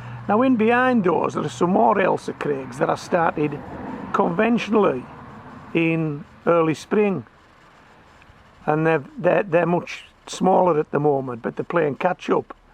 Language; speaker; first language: English; native; English